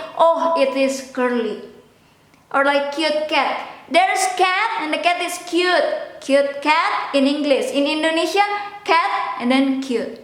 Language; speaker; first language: English; non-native, local second language; Indonesian